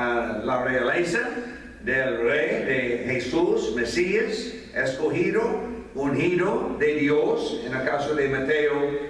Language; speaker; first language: Spanish; non-native, fluent; English